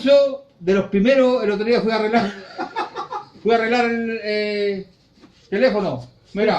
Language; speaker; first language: Spanish; native; Spanish